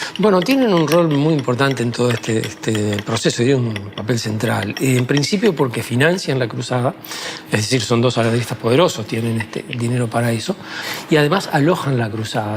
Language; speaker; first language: Spanish; native; Spanish